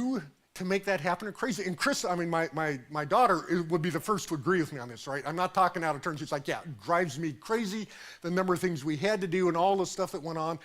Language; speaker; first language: English; native; English